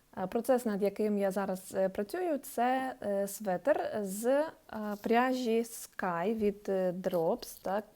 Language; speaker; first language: Ukrainian; non-native, local second language; Russian